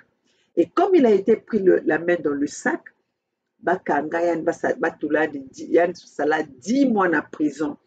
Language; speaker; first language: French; non-native, local second language; Kongo